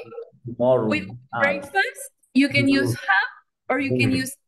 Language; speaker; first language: English; non-native, fluent; Spanish